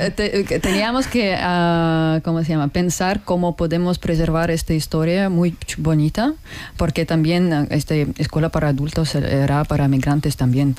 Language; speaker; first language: Spanish; non-native, fluent; Russian